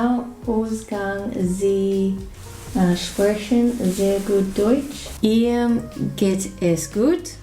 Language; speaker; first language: German; non-native, learner; English